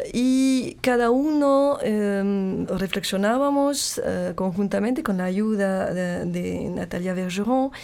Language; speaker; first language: Spanish; non-native, fluent; French